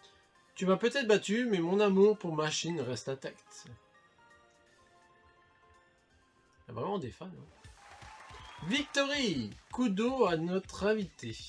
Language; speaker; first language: French; native; French